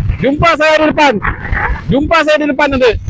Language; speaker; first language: Malay; native; Malay